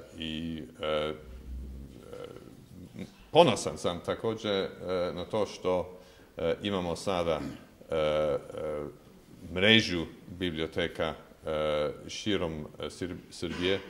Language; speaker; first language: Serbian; non-native, fluent; English